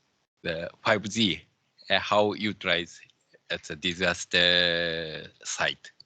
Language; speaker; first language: English; non-native, learner; Japanese